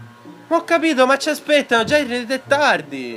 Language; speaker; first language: Italian; native; Italian